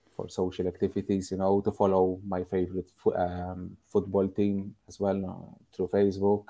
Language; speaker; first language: English; non-native, fluent; Maltese